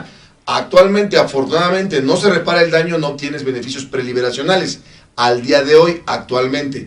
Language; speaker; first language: Spanish; native; Spanish